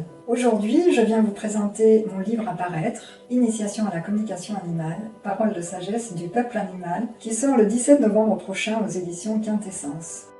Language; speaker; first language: French; native; French